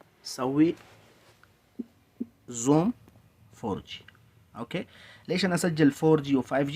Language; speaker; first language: Arabic; non-native, learner; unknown